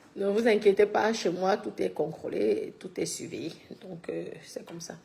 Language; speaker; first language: French; native; French